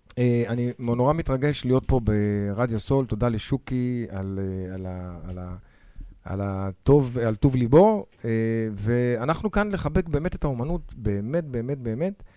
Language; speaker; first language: Hebrew; native; Hebrew